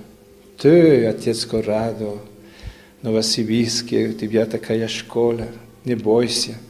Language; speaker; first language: Russian; non-native, fluent; Italian